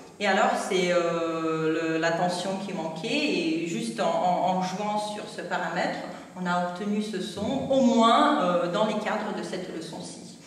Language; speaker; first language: French; non-native, fluent; Russian